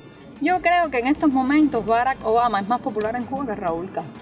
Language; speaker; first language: Spanish; native; Spanish